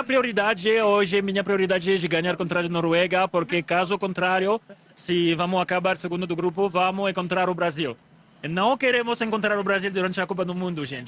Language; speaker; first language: Portuguese; non-native, fluent; French